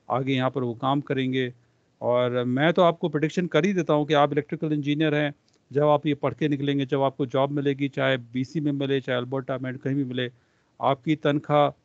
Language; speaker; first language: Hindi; non-native, local second language; Punjabi